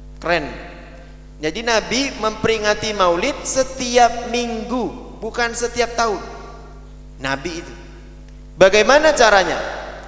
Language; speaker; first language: Indonesian; non-native, local second language; Madurese